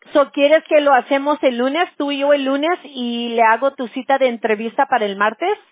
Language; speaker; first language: Spanish; early bilingual, heritage; Spanish